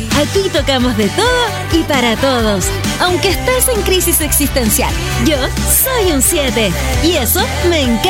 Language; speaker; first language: Spanish; native; Spanish